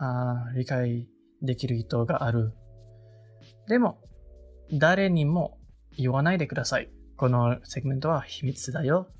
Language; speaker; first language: Japanese; non-native, learner; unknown